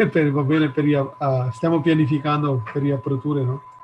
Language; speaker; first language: Italian; non-native, learner; Hindi